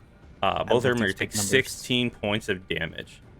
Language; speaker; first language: English; native; English